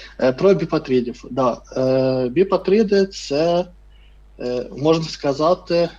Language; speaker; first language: Ukrainian; non-native, fluent; Russian